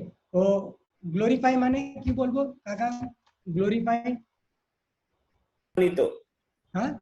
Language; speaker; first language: Bangla; non-native, learner; Hindi